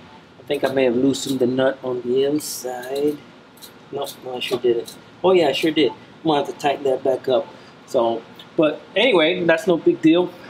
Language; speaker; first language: English; native; English